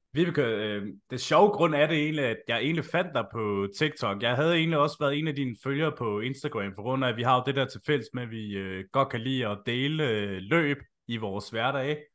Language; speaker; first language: Danish; native; Danish